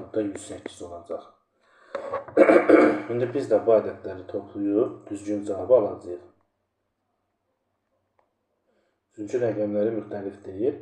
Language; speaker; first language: Azerbaijani; native; Azerbaijani